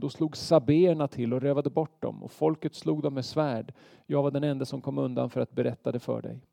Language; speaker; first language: Swedish; native; Swedish